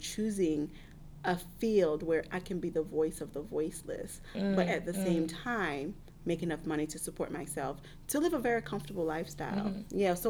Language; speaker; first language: English; early bilingual, other home language; Haitian Creole